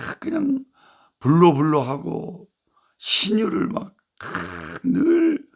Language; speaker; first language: Korean; native; Korean